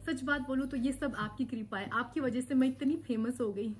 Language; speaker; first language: Hindi; early bilingual, heritage; Hindi